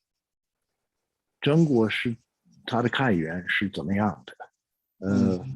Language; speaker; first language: Chinese; non-native, fluent; English